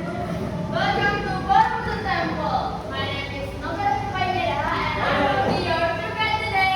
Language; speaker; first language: English; non-native, learner; Indonesian